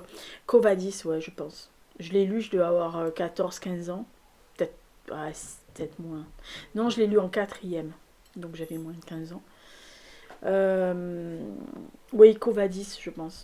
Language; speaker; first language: French; native; French